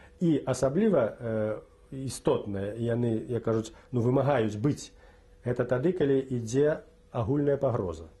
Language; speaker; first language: Belarusian; native; Belarusian